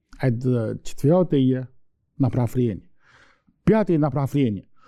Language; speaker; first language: Russian; non-native, learner; Chinese